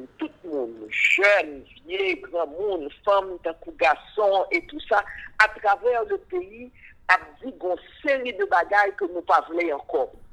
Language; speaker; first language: French; non-native, local second language; Haitian Creole